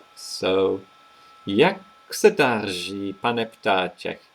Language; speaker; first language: Czech; non-native, learner; English